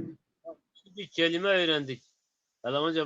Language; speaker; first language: Turkish; non-native, local second language; Zaza